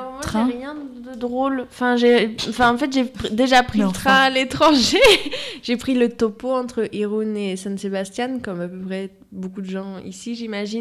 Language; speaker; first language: French; native; French